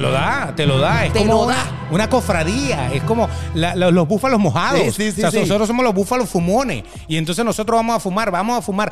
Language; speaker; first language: Spanish; native; Spanish